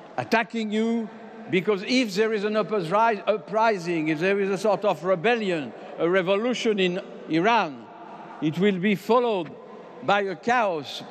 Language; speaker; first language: English; non-native, fluent; French